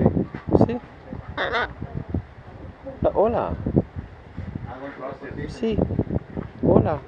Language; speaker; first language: Spanish; non-native, learner; English